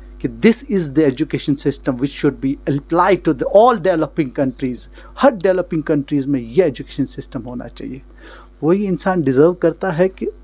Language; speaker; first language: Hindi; non-native, local second language; Kashmiri